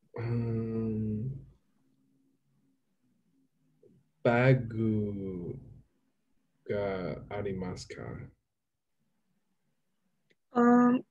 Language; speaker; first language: Japanese; non-native, learner; English